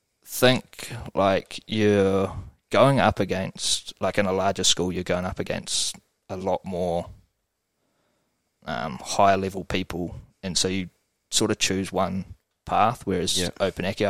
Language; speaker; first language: English; native; English